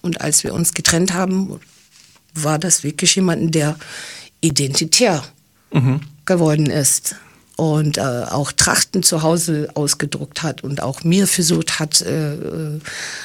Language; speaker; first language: German; early bilingual, heritage; English